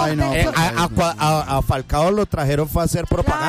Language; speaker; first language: Spanish; native; Spanish